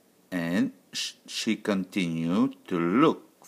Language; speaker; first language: English; non-native, learner; French